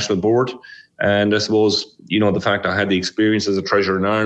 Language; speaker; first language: English; native; English